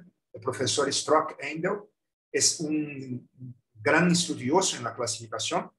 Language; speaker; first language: Spanish; non-native, learner; Portuguese